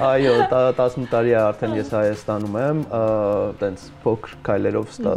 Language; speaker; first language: Armenian; early bilingual, heritage; Armenian